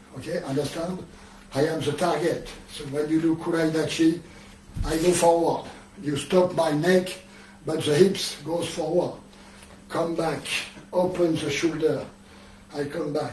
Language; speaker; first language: English; non-native, learner; French